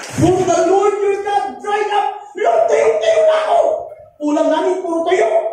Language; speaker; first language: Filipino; non-native, local second language; Cebuano